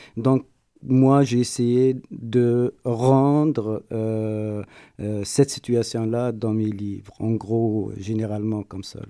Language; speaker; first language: French; non-native, local second language; Berber languages